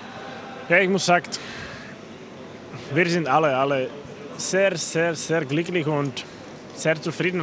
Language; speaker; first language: German; non-native, learner; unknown